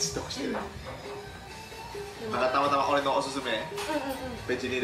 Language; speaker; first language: Japanese; non-native, fluent; Indonesian